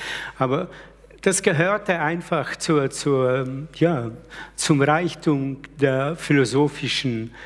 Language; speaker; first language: German; early bilingual, other home language; Slovenian